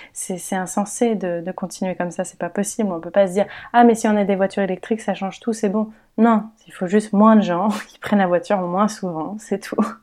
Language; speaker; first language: French; native; French